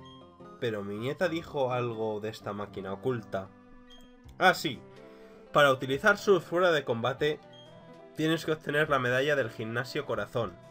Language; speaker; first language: Spanish; native; Spanish